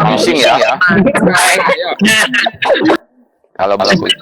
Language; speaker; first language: Indonesian; native; Indonesian